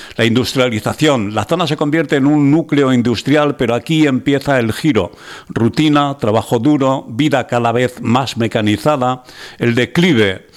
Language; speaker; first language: Spanish; non-native, local second language; Catalan